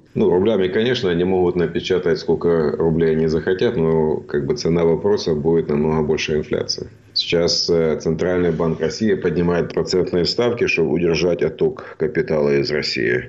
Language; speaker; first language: Russian; native; Russian